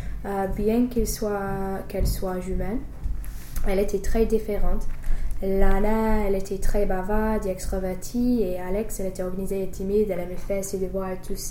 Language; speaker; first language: French; non-native, fluent; English